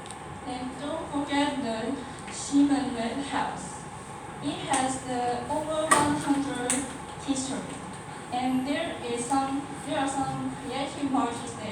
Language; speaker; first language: English; non-native, learner; Chinese